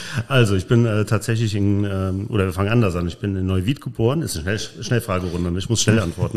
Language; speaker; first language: German; native; German